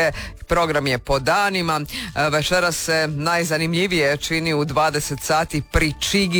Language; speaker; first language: Serbian; native; Serbian